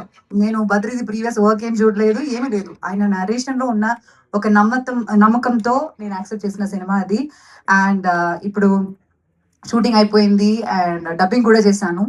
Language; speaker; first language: Telugu; non-native, fluent; Malayalam